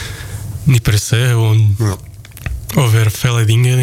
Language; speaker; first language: Dutch; non-native, fluent; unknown